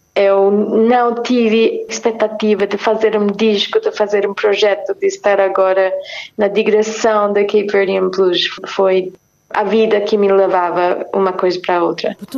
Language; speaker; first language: Portuguese; non-native, fluent; English